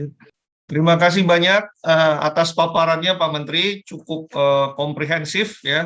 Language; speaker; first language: Indonesian; native; Indonesian